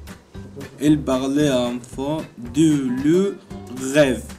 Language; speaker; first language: French; non-native, learner; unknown